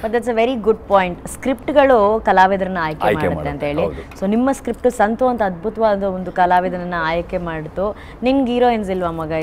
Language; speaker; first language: Kannada; native; Kannada